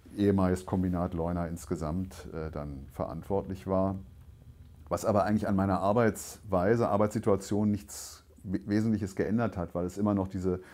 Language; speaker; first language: German; native; German